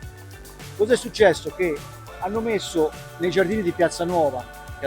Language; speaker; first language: Italian; native; Italian